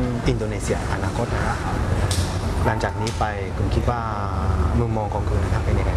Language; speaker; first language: Thai; native; Thai